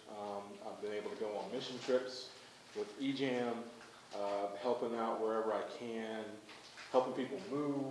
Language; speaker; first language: English; native; English